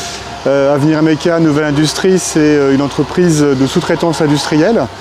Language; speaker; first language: French; native; French